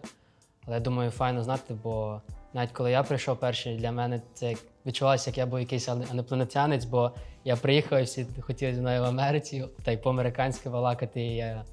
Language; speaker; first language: Ukrainian; early bilingual, other home language; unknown